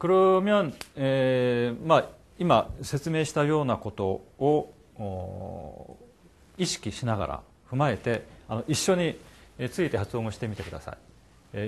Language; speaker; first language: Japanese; non-native, fluent; Korean